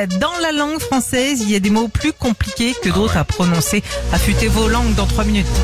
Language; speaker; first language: French; native; French